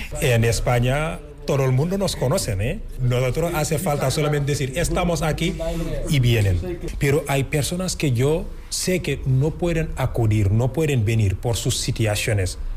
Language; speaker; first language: Spanish; non-native, fluent; Wolof